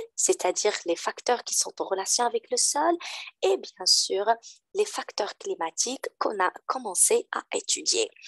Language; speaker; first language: French; non-native, local second language; Arabic